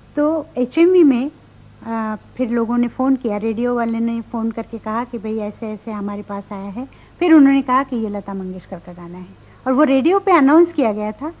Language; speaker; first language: Hindi; non-native, local second language; Marathi